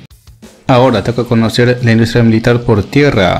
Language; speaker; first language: Spanish; native; Spanish